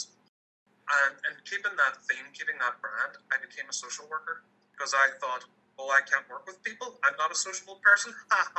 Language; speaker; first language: English; native; English